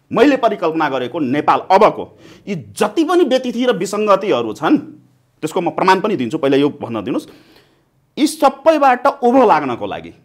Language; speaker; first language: Nepali; non-native, local second language; Maithili